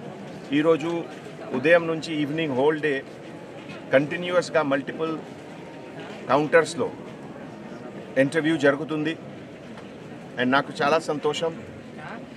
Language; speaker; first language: Telugu; native; Telugu